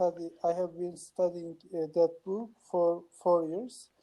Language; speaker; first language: English; non-native, learner; Turkish